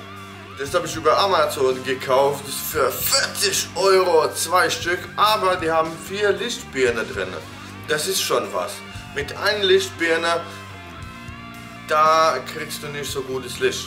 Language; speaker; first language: German; non-native, fluent; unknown